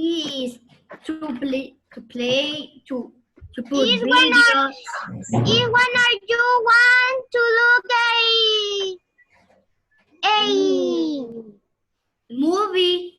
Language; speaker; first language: English; non-native, learner; Spanish